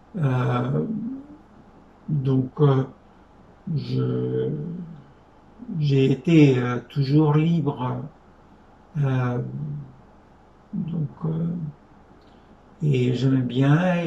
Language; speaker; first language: French; non-native, fluent; Hungarian